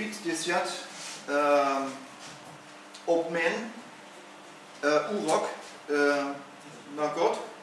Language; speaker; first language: Russian; non-native, learner; German